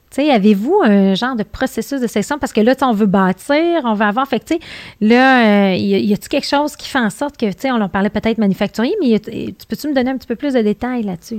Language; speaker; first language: French; native; French